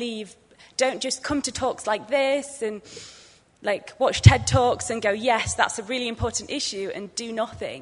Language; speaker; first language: English; native; English